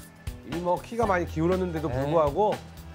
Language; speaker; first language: Korean; native; Korean